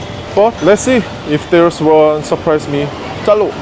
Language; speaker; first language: English; non-native, fluent; Korean